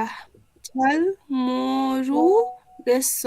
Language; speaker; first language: Korean; non-native, learner; Bangla